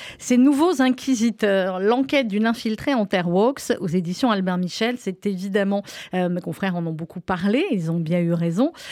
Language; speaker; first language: French; native; French